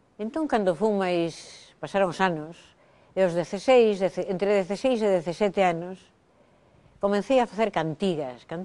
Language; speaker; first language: Galician; non-native, local second language; Spanish